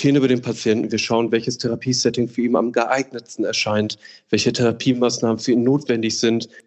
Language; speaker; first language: German; native; German